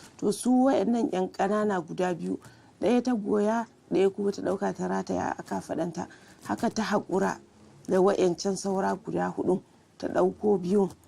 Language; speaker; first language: Hausa; native; Hausa